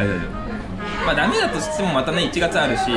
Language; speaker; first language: Japanese; native; Japanese